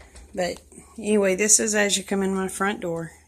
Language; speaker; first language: English; native; English